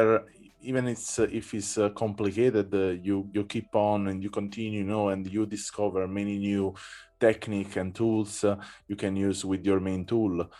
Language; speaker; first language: English; non-native, fluent; Italian